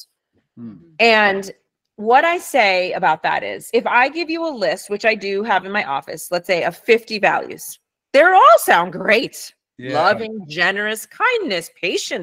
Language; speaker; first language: English; early bilingual, other home language; Spanish